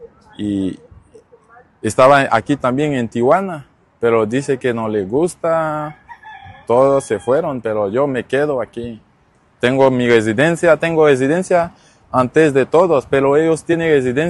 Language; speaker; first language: Spanish; non-native, learner; Haitian Creole